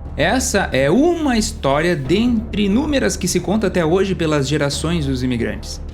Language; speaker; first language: Portuguese; native; Portuguese